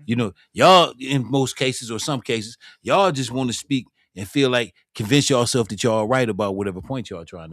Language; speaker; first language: English; native; English